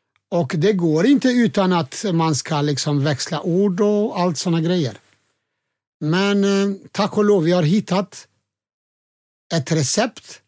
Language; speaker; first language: Swedish; non-native, fluent; Albanian